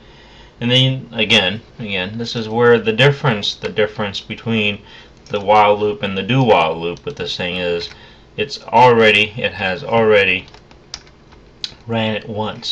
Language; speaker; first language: English; native; English